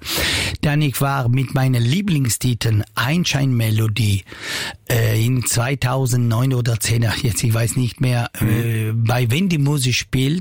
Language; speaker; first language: German; non-native, local second language; Italian